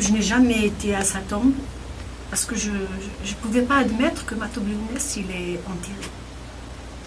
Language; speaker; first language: French; non-native, local second language; Kabyle